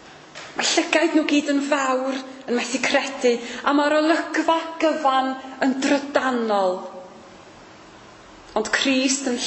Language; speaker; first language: Welsh; native; Welsh